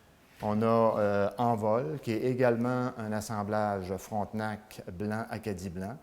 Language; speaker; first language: French; native; French